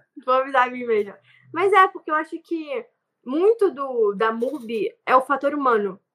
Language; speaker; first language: Portuguese; native; Portuguese